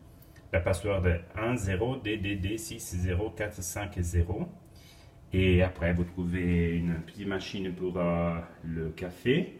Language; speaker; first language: French; non-native, fluent; Italian